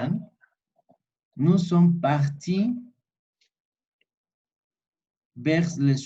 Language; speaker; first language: French; non-native, fluent; Spanish